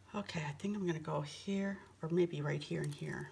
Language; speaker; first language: English; native; English